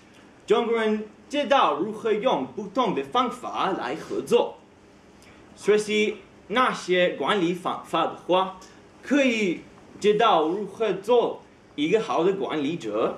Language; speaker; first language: Chinese; non-native, learner; Hebrew